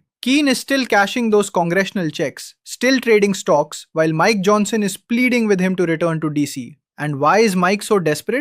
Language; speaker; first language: English; native; English